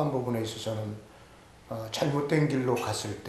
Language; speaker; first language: Korean; native; Korean